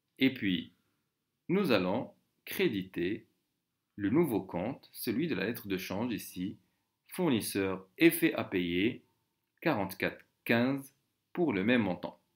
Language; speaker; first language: French; non-native, local second language; Arabic